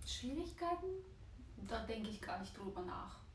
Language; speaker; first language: German; non-native, fluent; Bulgarian